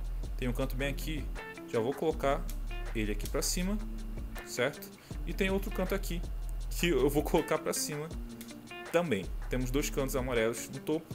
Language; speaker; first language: Portuguese; native; Portuguese